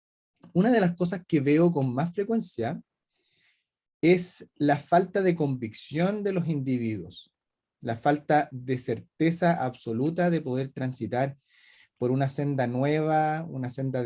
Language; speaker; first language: Spanish; native; Spanish